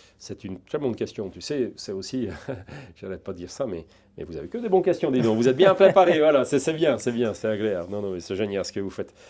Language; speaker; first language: French; non-native, fluent; Hungarian